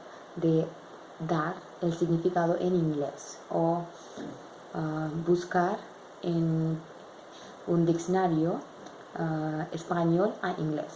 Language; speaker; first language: Spanish; non-native, learner; English